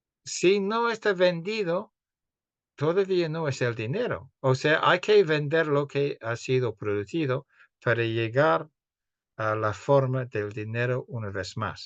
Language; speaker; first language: Spanish; non-native, fluent; English